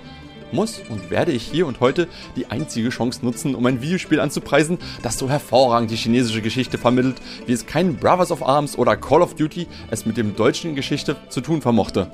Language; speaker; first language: German; native; German